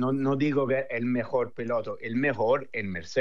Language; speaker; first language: Spanish; non-native, fluent; Italian